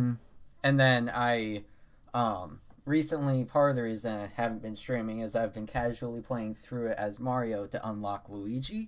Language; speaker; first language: English; native; English